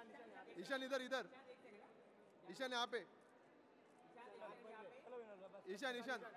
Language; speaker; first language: Hindi; non-native, local second language; Marathi